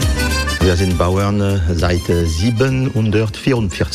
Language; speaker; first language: German; non-native, fluent; French